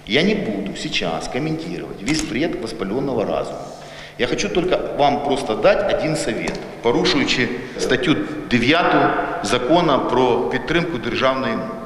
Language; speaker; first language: Ukrainian; non-native, local second language; Russian